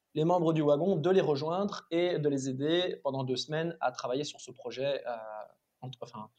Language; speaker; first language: French; native; French